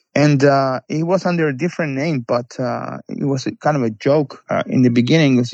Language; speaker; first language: English; non-native, fluent; Spanish